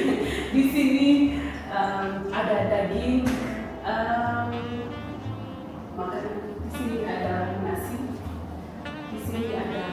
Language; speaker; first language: Indonesian; non-native, learner; Amharic